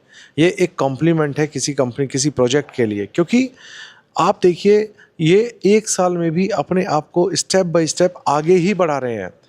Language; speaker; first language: Hindi; native; Hindi